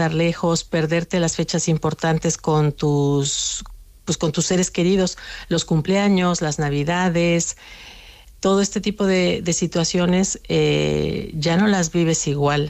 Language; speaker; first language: Spanish; native; Spanish